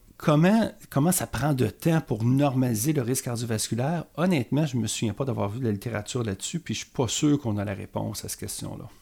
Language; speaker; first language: French; native; French